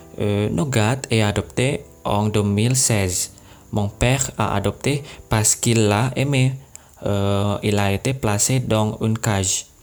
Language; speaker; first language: French; non-native, learner; Indonesian